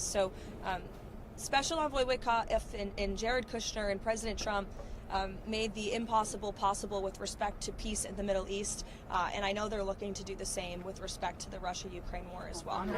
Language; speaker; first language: English; native; English